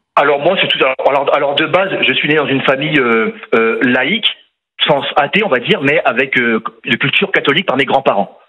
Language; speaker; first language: French; native; French